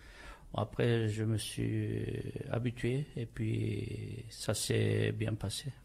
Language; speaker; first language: French; non-native, fluent; Turkish